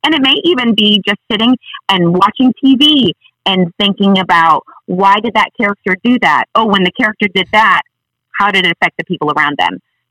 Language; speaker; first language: English; native; English